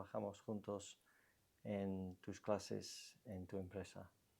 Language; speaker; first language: Spanish; non-native, fluent; English